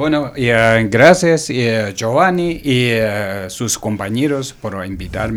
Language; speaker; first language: Spanish; non-native, learner; Tibetan